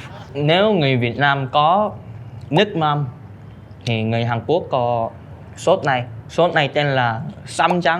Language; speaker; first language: Vietnamese; non-native, learner; Korean